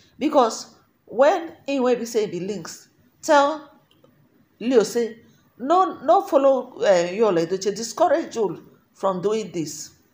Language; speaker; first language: Nigerian Pidgin; native; Nigerian Pidgin